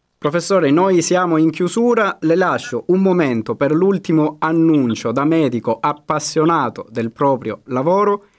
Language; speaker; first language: Italian; native; Italian